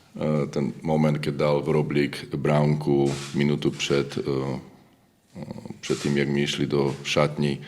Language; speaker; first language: Polish; non-native, learner; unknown